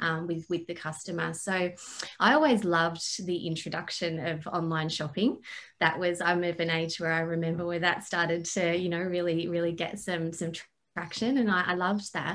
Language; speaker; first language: English; native; English